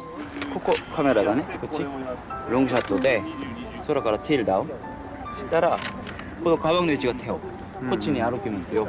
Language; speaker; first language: Japanese; non-native, learner; Korean